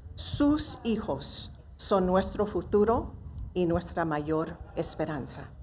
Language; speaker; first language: Spanish; early bilingual, heritage; Spanish